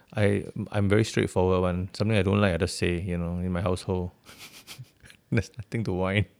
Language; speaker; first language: English; native; English